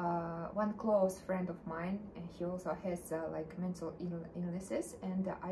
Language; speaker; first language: English; non-native, learner; Russian